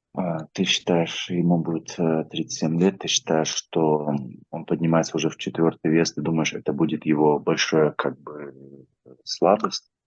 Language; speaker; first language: Russian; native; Russian